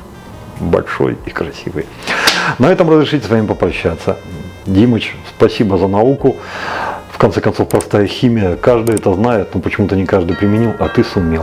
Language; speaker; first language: Russian; native; Russian